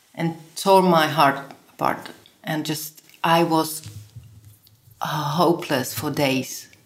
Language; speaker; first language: English; non-native, fluent; Slovak